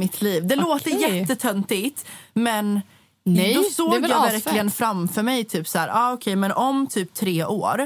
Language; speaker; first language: Swedish; native; Swedish